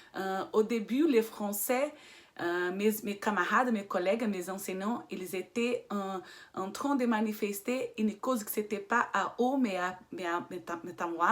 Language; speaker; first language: French; non-native, fluent; Portuguese